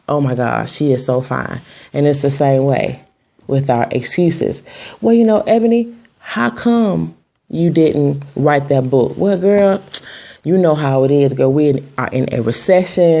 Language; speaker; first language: English; native; English